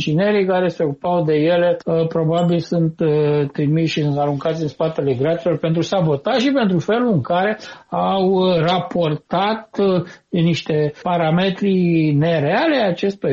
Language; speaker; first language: Romanian; native; Romanian